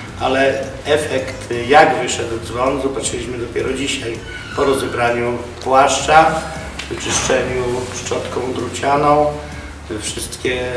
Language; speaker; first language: Polish; native; Polish